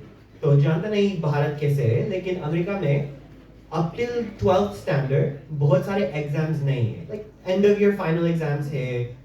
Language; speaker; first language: Hindi; early bilingual, heritage; English